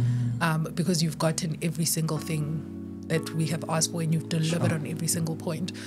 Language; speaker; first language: English; non-native, local second language; Zulu